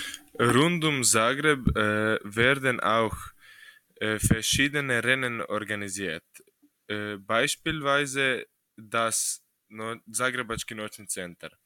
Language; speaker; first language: German; non-native, learner; Croatian